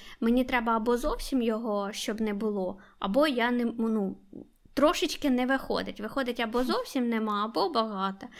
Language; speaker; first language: Ukrainian; native; Ukrainian